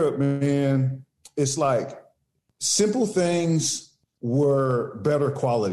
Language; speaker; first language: English; native; English